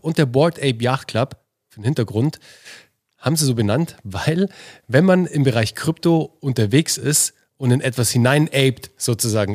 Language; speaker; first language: German; native; German